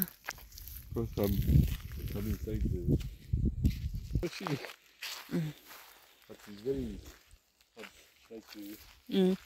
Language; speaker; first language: English; non-native, learner; Romanian